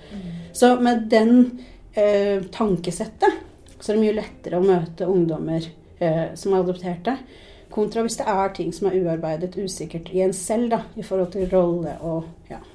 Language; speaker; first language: Norwegian; early bilingual, other home language; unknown